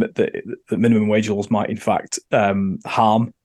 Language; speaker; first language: English; native; English